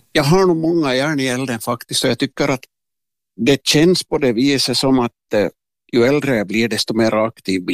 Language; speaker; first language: Swedish; native; Swedish